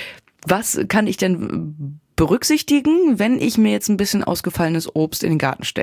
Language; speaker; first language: German; native; German